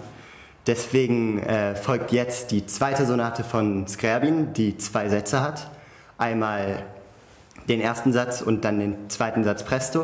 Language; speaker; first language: German; native; German